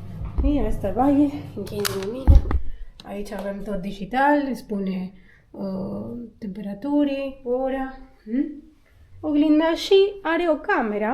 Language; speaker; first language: Romanian; non-native, learner; Spanish